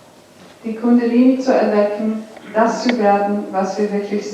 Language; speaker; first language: German; non-native, fluent; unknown